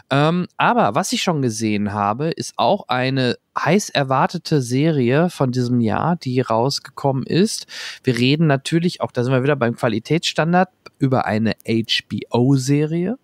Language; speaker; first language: German; native; German